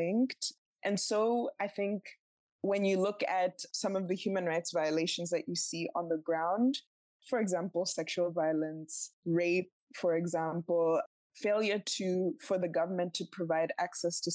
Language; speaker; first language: English; non-native, local second language; Tswana